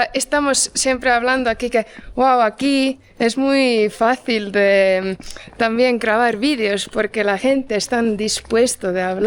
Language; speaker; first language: Spanish; non-native, fluent; Portuguese